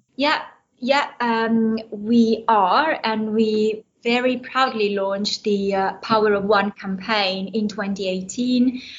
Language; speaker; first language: English; non-native, fluent; Italian